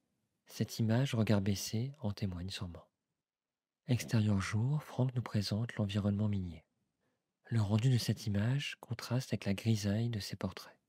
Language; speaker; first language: French; native; French